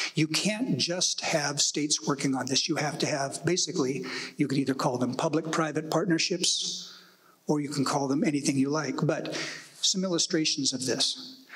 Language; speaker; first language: English; native; English